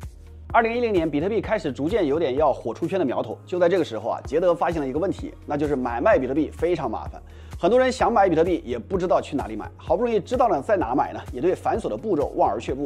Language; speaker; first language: Chinese; native; Chinese